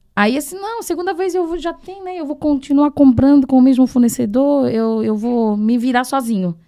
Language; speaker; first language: Portuguese; non-native, fluent; Chinese